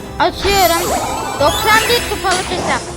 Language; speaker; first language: Turkish; native; Turkish